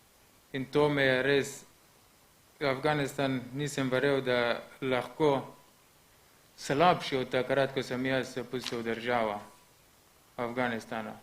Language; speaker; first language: Slovenian; non-native, learner; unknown